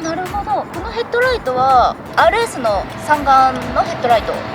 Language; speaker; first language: Japanese; native; Japanese